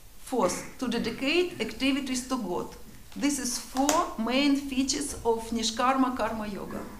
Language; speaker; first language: English; non-native, learner; Russian